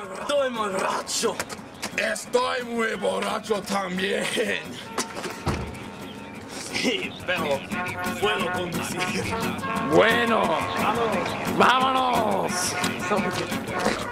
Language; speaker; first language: Spanish; non-native, learner; English